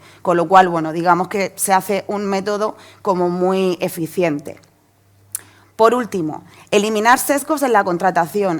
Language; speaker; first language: Spanish; native; Spanish